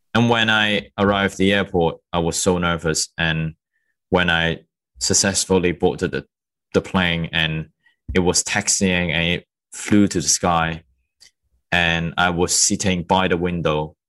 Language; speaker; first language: English; non-native, local second language; Cantonese